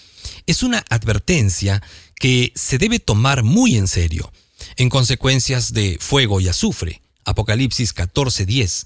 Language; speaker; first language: Spanish; native; Spanish